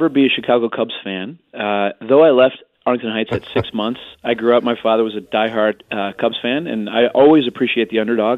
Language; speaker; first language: English; native; English